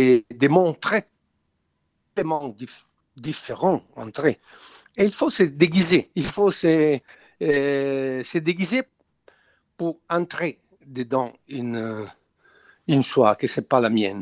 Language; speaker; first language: French; non-native, fluent; Italian